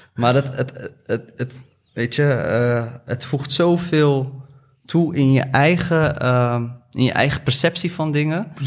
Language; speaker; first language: Dutch; early bilingual, other home language; Arabic